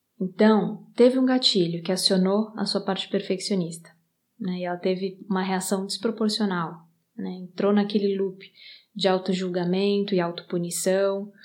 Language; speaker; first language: Portuguese; native; Portuguese